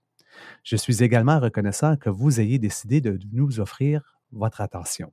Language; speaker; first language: French; native; French